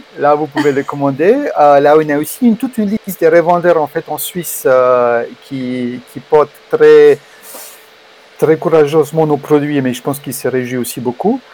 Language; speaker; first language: French; non-native, fluent; Romanian